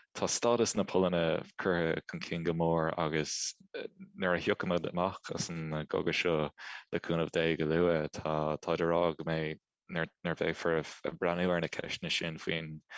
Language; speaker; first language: Irish; native; Irish